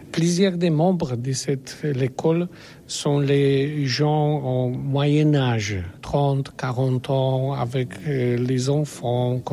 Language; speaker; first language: French; non-native, learner; Polish